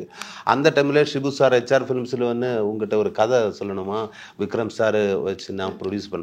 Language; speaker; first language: Tamil; non-native, learner; Malayalam